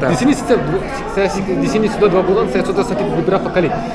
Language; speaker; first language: Indonesian; non-native, fluent; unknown